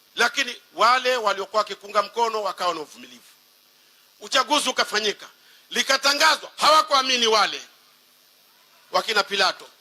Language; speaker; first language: Swahili; native; Swahili